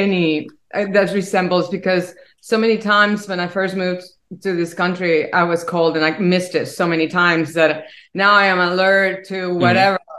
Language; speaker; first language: English; early bilingual, other home language; Spanish